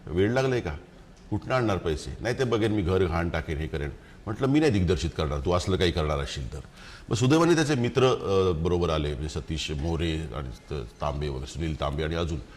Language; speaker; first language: Marathi; native; Marathi